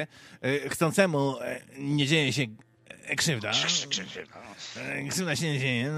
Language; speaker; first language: Polish; native; Polish